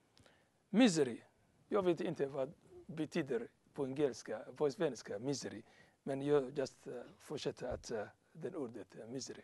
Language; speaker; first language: Swedish; non-native, learner; Somali